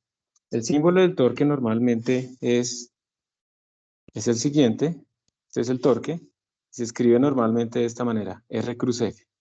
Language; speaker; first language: Spanish; native; Spanish